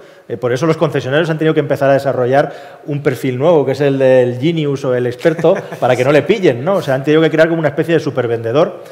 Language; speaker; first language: Spanish; native; Spanish